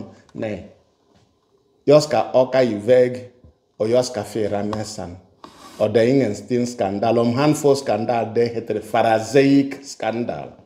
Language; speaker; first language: Swedish; non-native, fluent; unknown